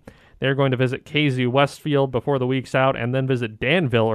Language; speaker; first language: English; native; English